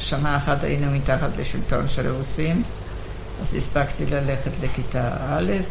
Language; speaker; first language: Hebrew; non-native, fluent; Polish